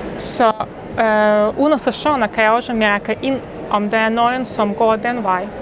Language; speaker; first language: Danish; non-native, fluent; Russian